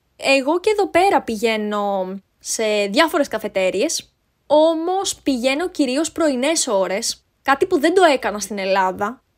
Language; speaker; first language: Greek; native; Greek